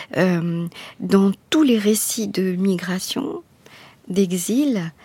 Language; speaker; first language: French; non-native, local second language; Morisyen